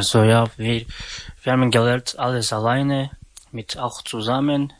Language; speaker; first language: German; non-native, learner; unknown